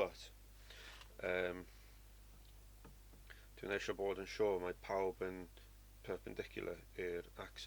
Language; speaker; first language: Welsh; non-native, learner; English